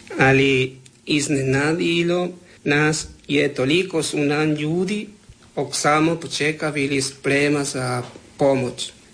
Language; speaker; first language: Croatian; non-native, learner; Spanish